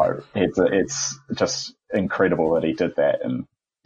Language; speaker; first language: English; native; English